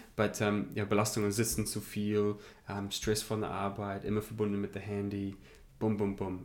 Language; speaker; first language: German; non-native, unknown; English